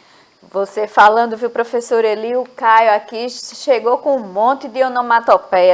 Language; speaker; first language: Portuguese; native; Portuguese